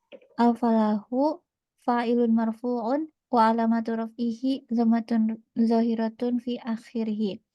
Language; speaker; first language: Arabic; non-native, learner; Indonesian